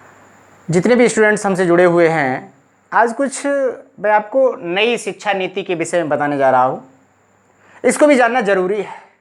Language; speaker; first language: Hindi; native; Hindi